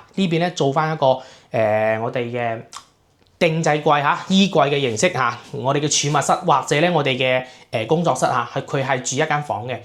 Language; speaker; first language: Cantonese; native; Cantonese